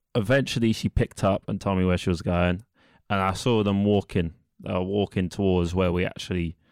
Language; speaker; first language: English; native; English